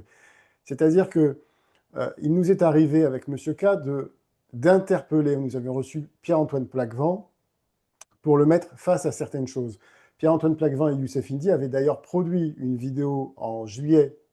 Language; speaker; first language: French; native; French